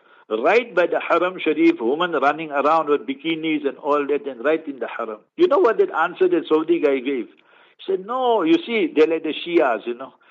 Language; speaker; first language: English; early bilingual, other home language; Urdu